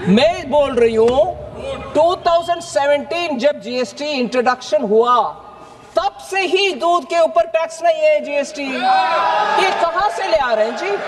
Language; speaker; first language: Hindi; non-native, local second language; Tamil